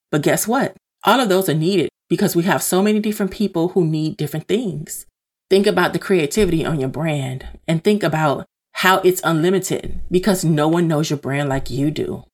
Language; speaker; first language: English; native; English